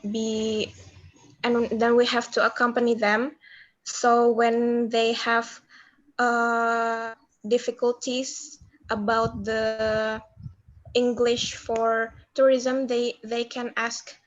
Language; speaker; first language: English; non-native, learner; Indonesian